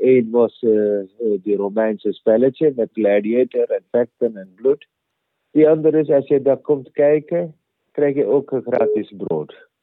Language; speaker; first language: Dutch; non-native, learner; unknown